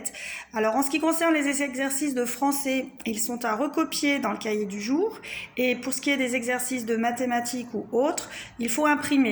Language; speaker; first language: French; native; French